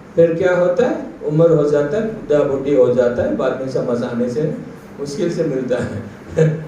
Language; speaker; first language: Hindi; non-native, local second language; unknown